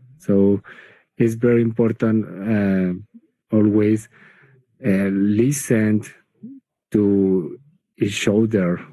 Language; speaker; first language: English; non-native, learner; Spanish